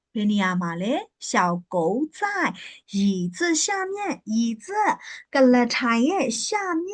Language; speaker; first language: Chinese; non-native, fluent; Burmese